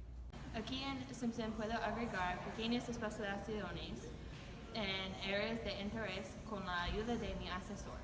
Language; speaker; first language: Spanish; non-native, learner; English